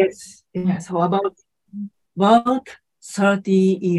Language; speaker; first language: English; non-native, learner; Japanese